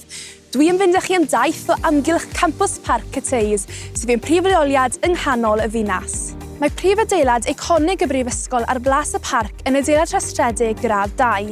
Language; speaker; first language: Welsh; native; Welsh